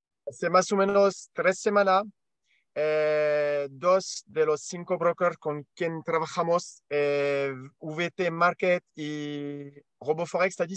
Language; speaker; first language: Spanish; non-native, learner; French